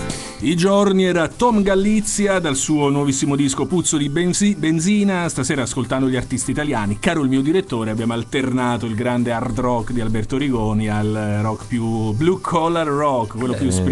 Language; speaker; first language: Italian; native; Italian